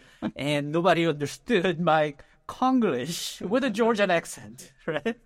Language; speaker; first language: English; non-native, fluent; Korean